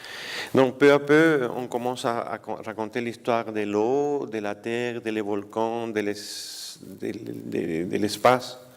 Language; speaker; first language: French; non-native, fluent; Spanish